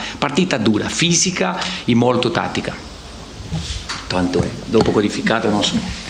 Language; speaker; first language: Italian; non-native, fluent; Portuguese